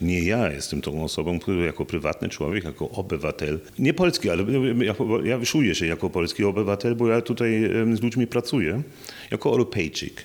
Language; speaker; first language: Polish; non-native, fluent; German